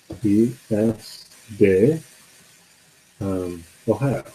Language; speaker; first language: Spanish; non-native, learner; English